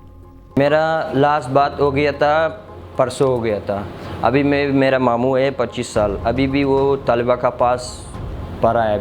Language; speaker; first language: Hindi; non-native, learner; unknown